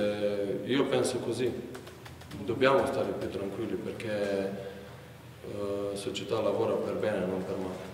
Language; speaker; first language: Italian; non-native, learner; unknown